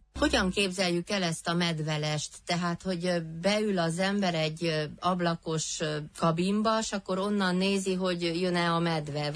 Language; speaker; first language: Hungarian; native; Hungarian